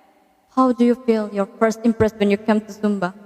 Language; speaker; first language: English; non-native, learner; Indonesian